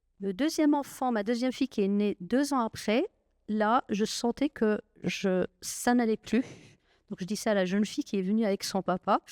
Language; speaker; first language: French; non-native, local second language; Arabic